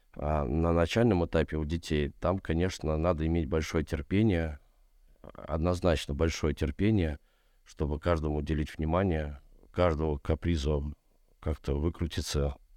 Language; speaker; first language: Russian; native; Russian